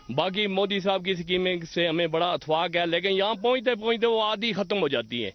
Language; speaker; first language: Urdu; non-native, local second language; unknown